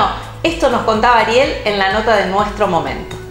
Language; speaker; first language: Spanish; native; Spanish